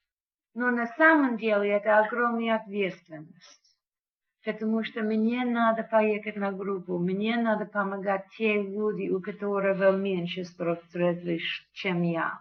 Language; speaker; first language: Russian; non-native, learner; English